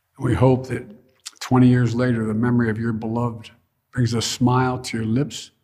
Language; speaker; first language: English; native; English